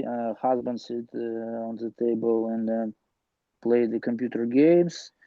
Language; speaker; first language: English; non-native, learner; Russian